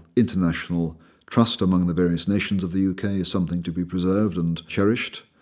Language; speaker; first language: English; native; English